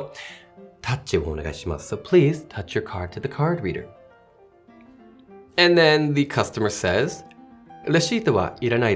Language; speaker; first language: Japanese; non-native, fluent; English